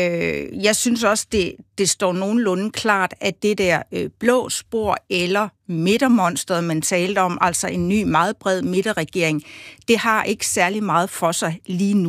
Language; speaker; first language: Danish; native; Danish